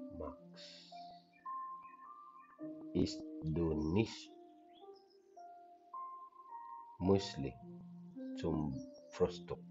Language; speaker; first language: English; non-native, learner; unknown